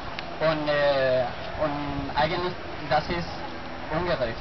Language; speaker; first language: German; non-native, learner; Spanish